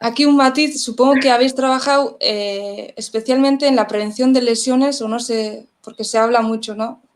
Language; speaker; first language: Spanish; non-native, local second language; Basque